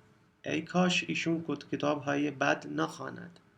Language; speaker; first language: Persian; non-native, fluent; Urdu